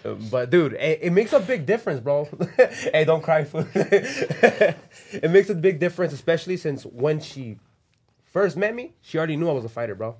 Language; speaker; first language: English; early bilingual, other home language; Spanish